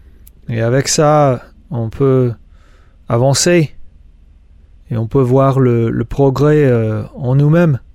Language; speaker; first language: French; non-native, fluent; Spanish